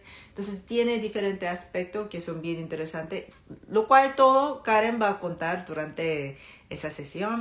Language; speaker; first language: Spanish; non-native, fluent; Korean